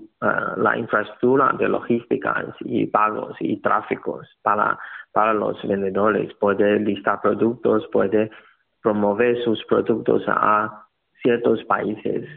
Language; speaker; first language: Spanish; non-native, learner; Chinese